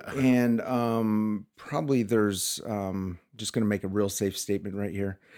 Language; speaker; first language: English; native; English